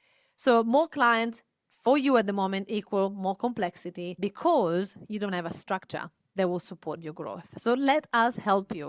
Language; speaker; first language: English; non-native, fluent; Italian